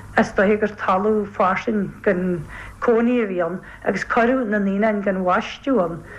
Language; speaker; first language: Irish; native; Irish